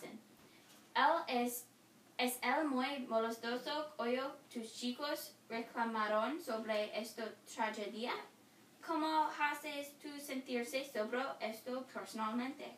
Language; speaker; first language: Spanish; non-native, learner; English